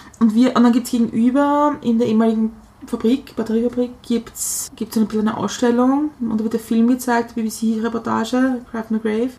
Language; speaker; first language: German; native; German